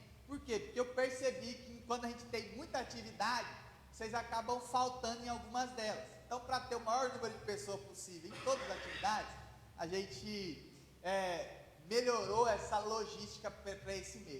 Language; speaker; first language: Portuguese; native; Portuguese